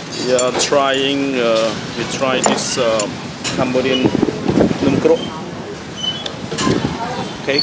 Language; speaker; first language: English; non-native, learner; Khmer